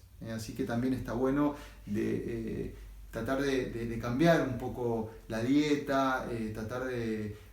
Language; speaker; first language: Spanish; native; Spanish